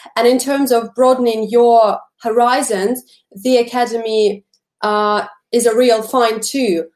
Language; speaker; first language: English; non-native, fluent; Russian